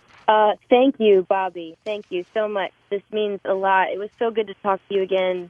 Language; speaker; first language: English; native; English